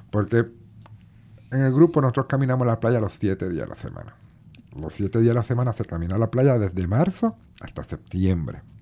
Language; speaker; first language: Spanish; native; Spanish